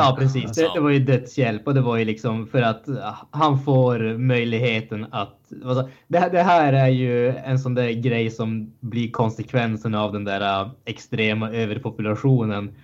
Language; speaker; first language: Swedish; native; Swedish